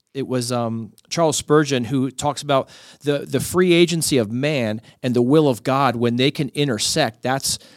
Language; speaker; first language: English; native; English